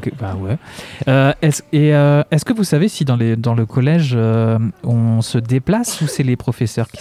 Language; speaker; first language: French; native; French